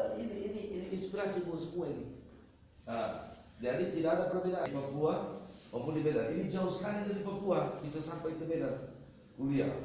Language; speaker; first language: Indonesian; non-native, local second language; Nias